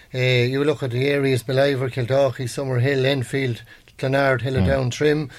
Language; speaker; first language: English; native; English